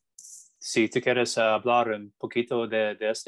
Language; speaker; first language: Spanish; non-native, learner; English